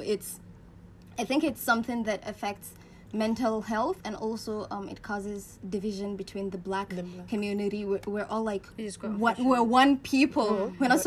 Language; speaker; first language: English; non-native, local second language; Hausa